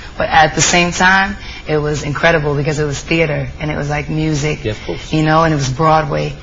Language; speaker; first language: English; native; English